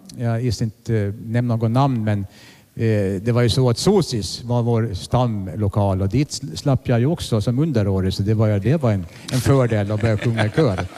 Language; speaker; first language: Swedish; native; Swedish